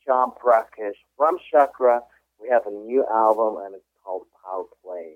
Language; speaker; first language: English; non-native, fluent; Swiss German